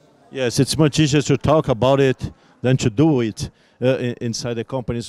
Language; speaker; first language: English; non-native, fluent; Portuguese